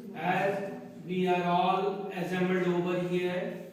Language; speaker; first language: English; non-native, local second language; Hindi